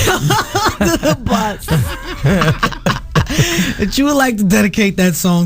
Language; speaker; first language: English; native; English